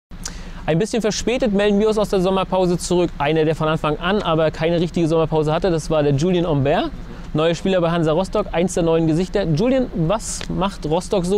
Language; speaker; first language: German; native; German